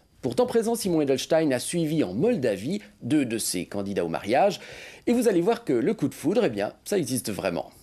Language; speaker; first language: French; native; French